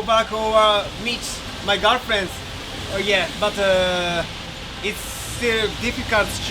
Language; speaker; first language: English; non-native, learner; Japanese